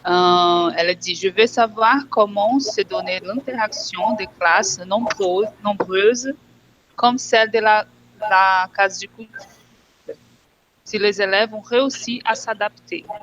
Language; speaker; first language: French; non-native, fluent; Portuguese